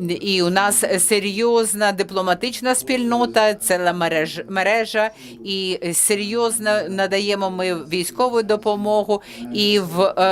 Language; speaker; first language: Ukrainian; non-native, fluent; French